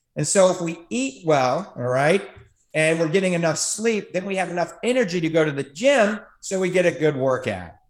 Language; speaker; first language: English; native; English